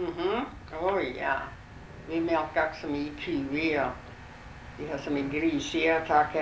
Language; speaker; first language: Norwegian; early bilingual, heritage; Norwegian